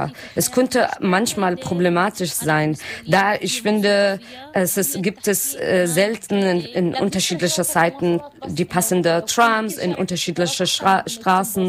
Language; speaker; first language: German; non-native, learner; Arabic